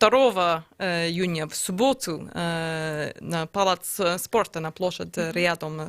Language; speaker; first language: Russian; non-native, learner; English